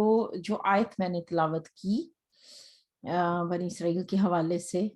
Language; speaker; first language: Urdu; native; Urdu